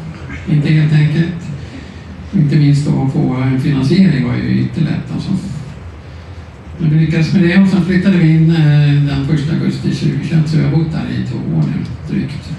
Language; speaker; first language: Swedish; native; Swedish